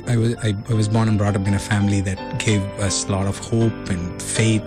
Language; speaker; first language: English; non-native, local second language; Tamil